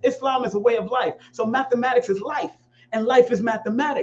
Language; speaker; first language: English; native; English